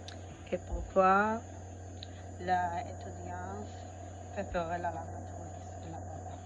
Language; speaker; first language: French; non-native, learner; Spanish